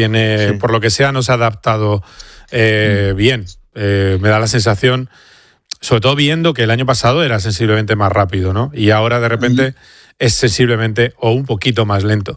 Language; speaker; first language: Spanish; native; Spanish